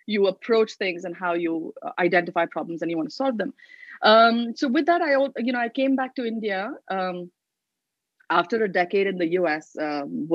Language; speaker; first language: English; non-native, local second language; Hindi